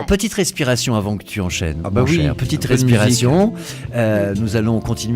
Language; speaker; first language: French; native; French